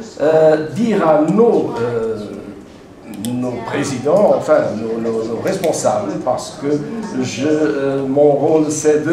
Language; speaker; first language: French; non-native, fluent; Portuguese